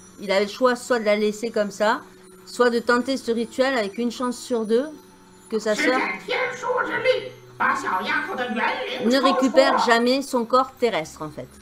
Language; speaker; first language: French; native; French